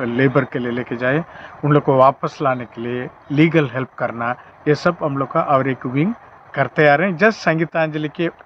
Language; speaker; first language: Hindi; non-native, local second language; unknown